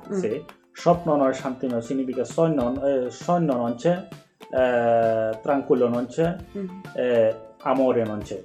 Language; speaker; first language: Italian; non-native, learner; Bangla